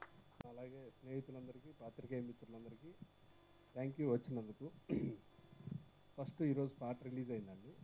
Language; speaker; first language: Telugu; native; Telugu